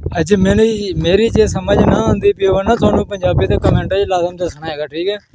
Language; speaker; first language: Punjabi; non-native, local second language; Saraiki